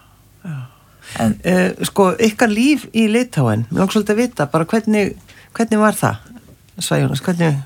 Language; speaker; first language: Icelandic; native; Icelandic